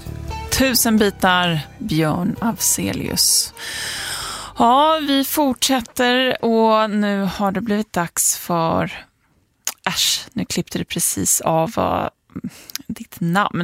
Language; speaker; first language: Swedish; native; Swedish